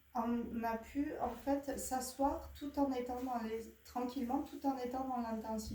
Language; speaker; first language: French; native; French